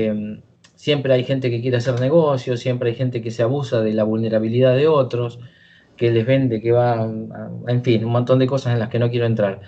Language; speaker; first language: Spanish; native; Spanish